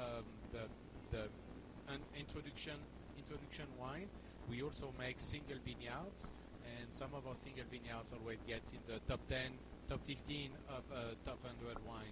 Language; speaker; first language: English; non-native, fluent; French